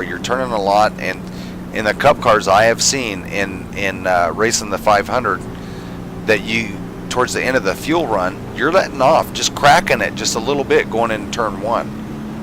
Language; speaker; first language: English; native; English